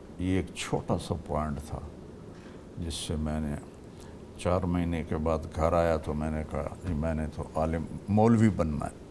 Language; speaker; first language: Urdu; non-native, local second language; Punjabi